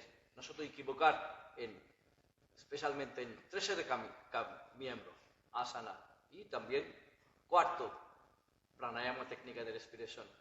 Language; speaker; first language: Spanish; non-native, learner; Bangla